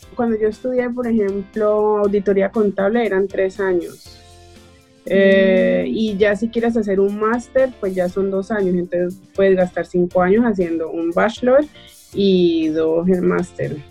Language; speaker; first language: Spanish; native; Spanish